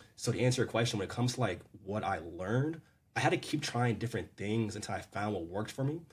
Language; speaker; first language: English; native; English